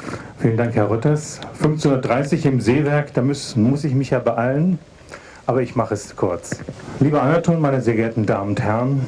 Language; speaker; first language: German; native; German